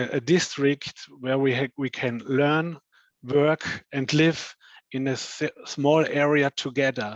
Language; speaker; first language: English; non-native, fluent; German